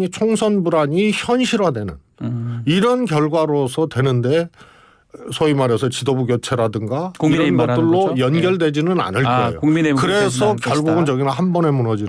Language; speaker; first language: Korean; native; Korean